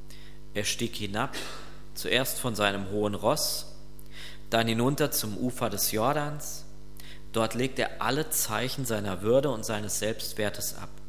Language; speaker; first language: German; native; German